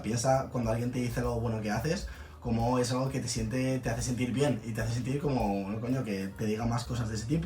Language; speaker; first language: Spanish; native; Spanish